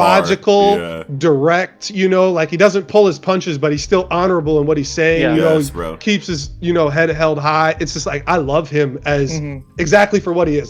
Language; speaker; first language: English; native; English